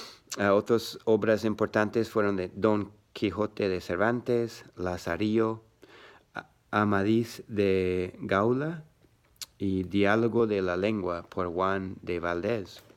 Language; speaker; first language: Spanish; non-native, learner; English